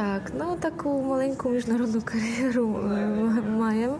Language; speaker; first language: Ukrainian; early bilingual, heritage; Ukrainian